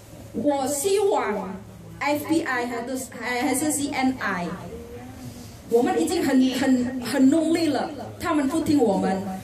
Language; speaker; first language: Chinese; non-native, learner; Indonesian